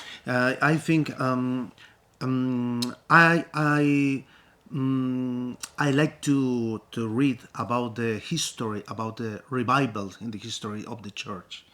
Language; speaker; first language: English; non-native, learner; Spanish